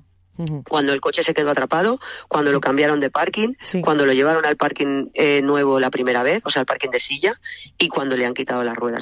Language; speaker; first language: Spanish; native; Spanish